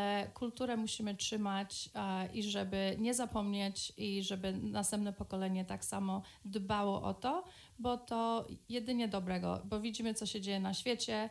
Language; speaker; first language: Polish; early bilingual, other home language; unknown